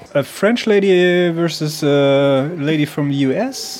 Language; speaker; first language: English; non-native, fluent; German